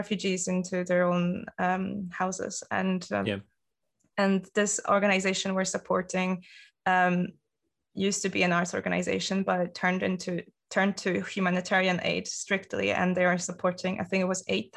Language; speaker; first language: English; non-native, fluent; Polish